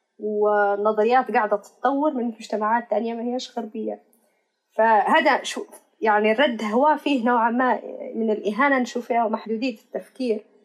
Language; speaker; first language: Arabic; native; Arabic